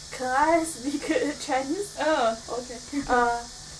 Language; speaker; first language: English; non-native, learner; Chinese